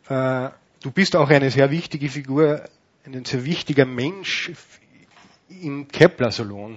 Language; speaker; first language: German; native; German